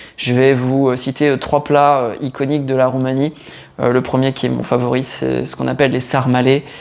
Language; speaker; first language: French; native; French